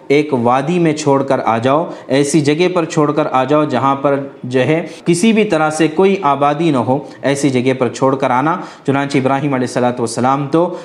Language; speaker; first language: Urdu; native; Urdu